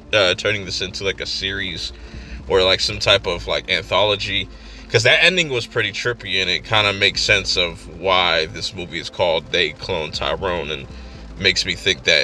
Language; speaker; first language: English; native; English